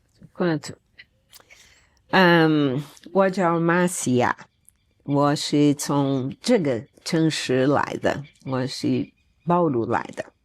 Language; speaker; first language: Chinese; non-native, learner; Portuguese